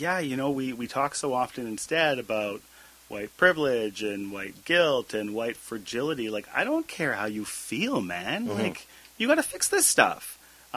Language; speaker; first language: English; native; English